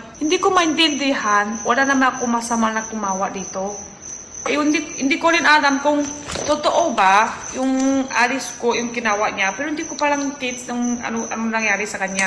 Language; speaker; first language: Filipino; non-native, learner; Chinese